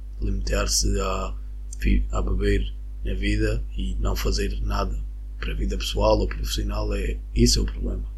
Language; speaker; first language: Portuguese; non-native, fluent; Spanish